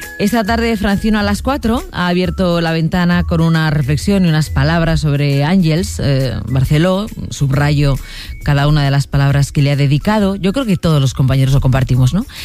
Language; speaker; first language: Spanish; native; Spanish